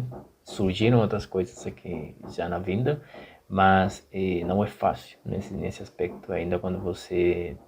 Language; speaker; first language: Portuguese; non-native, fluent; Spanish